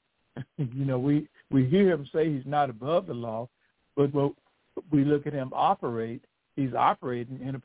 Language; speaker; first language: English; native; English